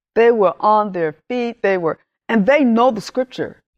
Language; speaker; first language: English; early bilingual, other home language; Spanish